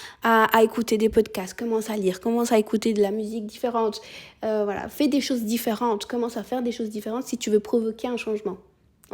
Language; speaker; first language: French; early bilingual, other home language; Spanish